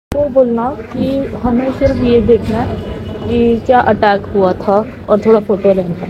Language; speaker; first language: Hindi; native; Hindi